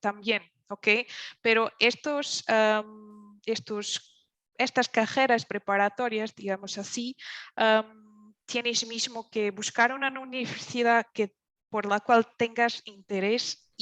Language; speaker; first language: Spanish; non-native, fluent; Portuguese